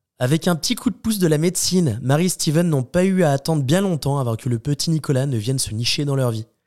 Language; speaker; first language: French; native; French